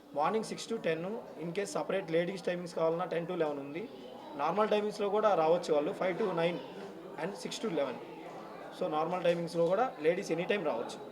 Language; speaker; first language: Telugu; native; Telugu